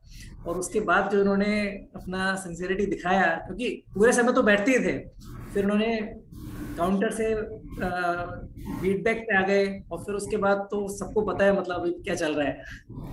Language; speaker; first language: Hindi; native; Hindi